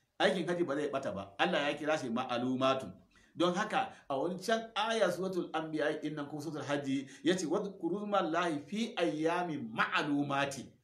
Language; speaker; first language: Hausa; non-native, local second language; Fula